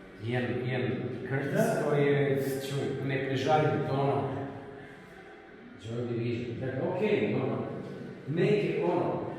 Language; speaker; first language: Croatian; native; Croatian